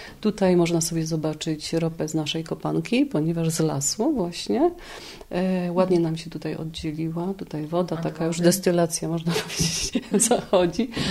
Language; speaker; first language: Polish; native; Polish